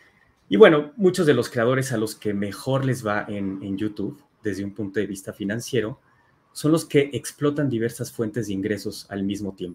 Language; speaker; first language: Spanish; native; Spanish